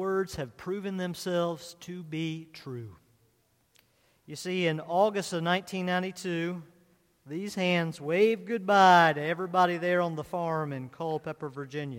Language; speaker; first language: English; native; English